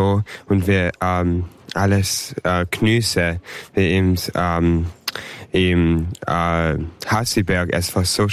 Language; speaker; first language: German; early bilingual, heritage; English